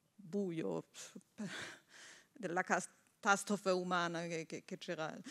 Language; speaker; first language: Italian; non-native, fluent; German